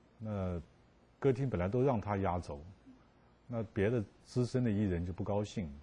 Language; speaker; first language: Chinese; native; Chinese